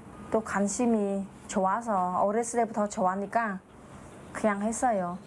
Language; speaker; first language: Korean; non-native, learner; Khmer